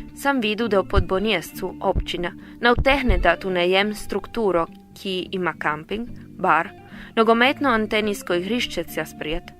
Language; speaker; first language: Slovenian; native; Slovenian